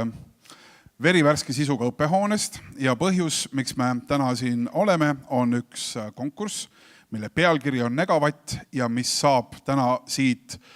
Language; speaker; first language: Estonian; native; Estonian